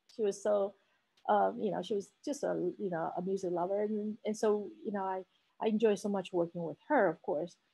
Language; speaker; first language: English; non-native, fluent; Chinese